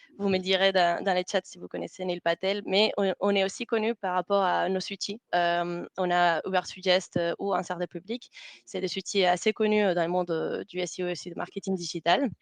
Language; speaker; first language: French; non-native, fluent; Spanish